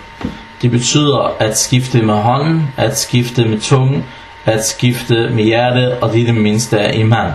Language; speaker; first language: Danish; early bilingual, other home language; Arabic